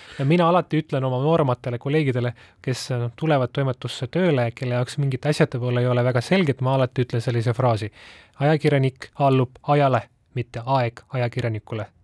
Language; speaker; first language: Estonian; non-native, local second language; Russian